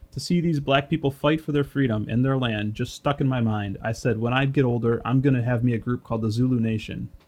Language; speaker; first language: English; native; English